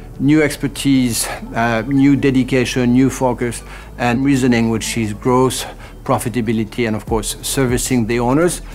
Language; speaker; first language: English; non-native, fluent; French